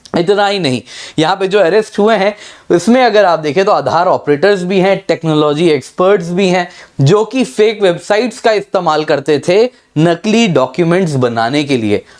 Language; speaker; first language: Hindi; native; Hindi